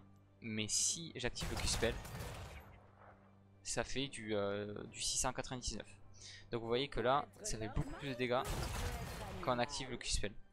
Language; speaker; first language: French; native; French